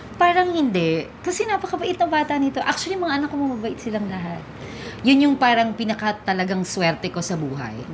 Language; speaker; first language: Filipino; native; Filipino